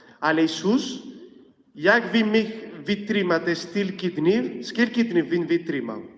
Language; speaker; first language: Ukrainian; non-native, fluent; Polish